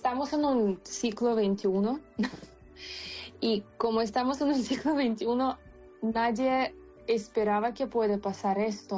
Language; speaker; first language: Spanish; non-native, fluent; Ukrainian